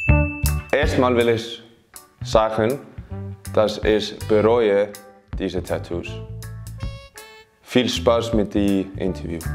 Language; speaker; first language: German; non-native, learner; Icelandic